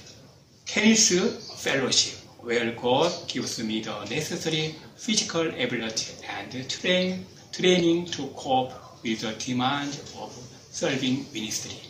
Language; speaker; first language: English; non-native, fluent; Korean